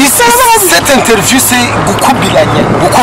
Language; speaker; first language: French; non-native, learner; Rundi